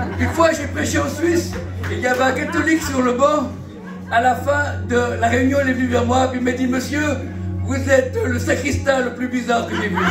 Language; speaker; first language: French; early bilingual, other home language; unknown